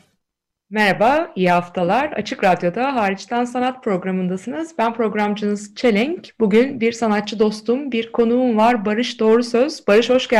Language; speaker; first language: Turkish; native; Turkish